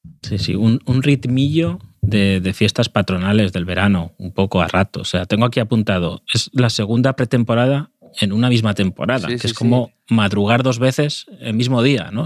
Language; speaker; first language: Spanish; native; Spanish